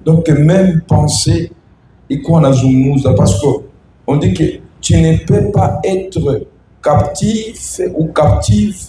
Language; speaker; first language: French; non-native, local second language; Swahili